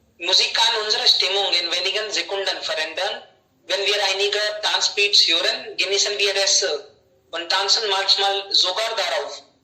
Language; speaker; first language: German; non-native, learner; Hindi